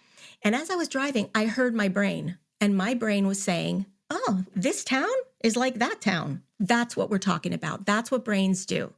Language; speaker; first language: English; native; English